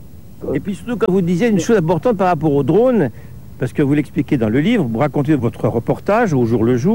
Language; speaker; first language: French; native; French